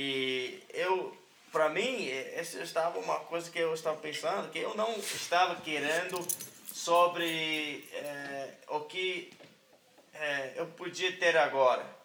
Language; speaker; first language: Portuguese; non-native, learner; English